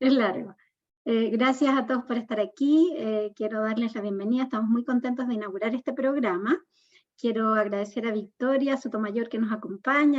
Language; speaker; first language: Spanish; native; Spanish